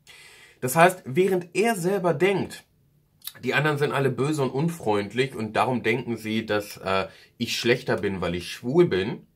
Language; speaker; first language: German; native; German